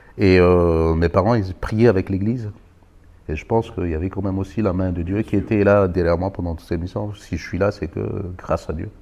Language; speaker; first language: French; non-native, local second language; Malagasy